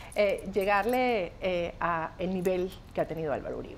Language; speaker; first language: Spanish; native; Spanish